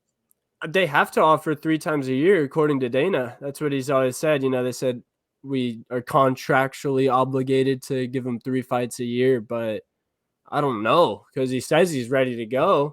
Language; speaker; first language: English; native; English